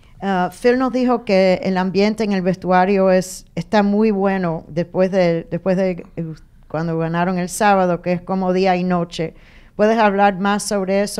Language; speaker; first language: Spanish; non-native, fluent; English